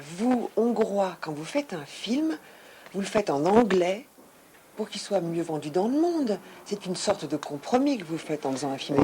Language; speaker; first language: French; native; French